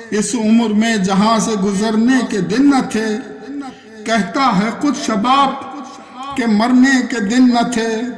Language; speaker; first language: Urdu; native; Urdu